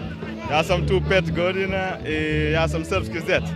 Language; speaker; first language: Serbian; non-native, learner; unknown